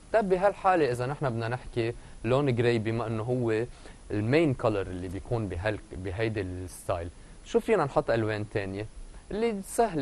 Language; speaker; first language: Arabic; native; Arabic